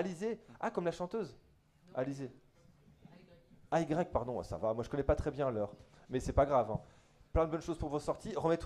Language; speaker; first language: French; native; French